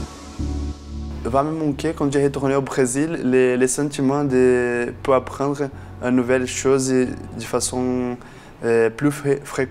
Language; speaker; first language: French; non-native, learner; Portuguese